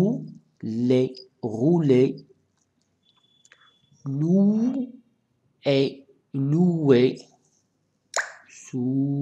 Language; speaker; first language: French; non-native, local second language; Arabic